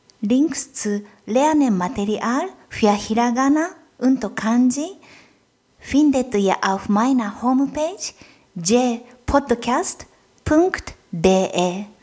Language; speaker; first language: German; non-native, fluent; Japanese